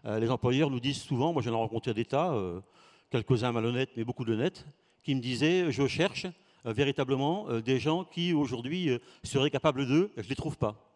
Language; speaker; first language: French; native; French